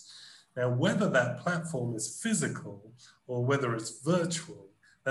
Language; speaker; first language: English; native; English